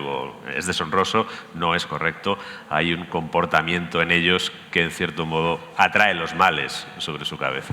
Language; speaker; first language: Spanish; native; Spanish